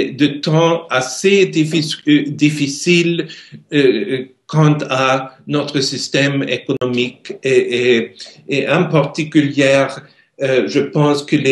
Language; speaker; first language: French; non-native, learner; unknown